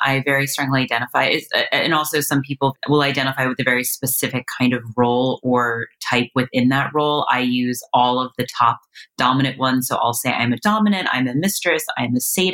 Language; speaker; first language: English; native; English